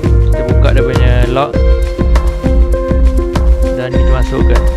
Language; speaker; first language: Malay; native; Malay